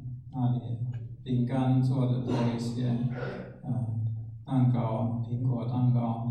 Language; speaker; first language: Chinese; non-native, fluent; German